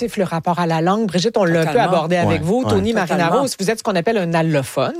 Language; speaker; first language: French; native; French